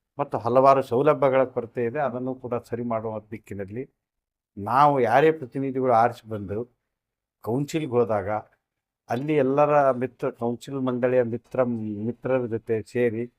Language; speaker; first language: Kannada; native; Kannada